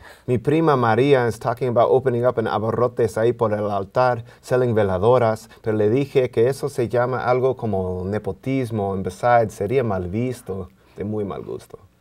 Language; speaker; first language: Spanish; non-native, fluent; English